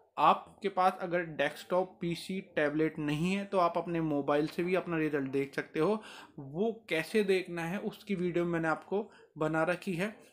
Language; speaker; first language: Hindi; native; Hindi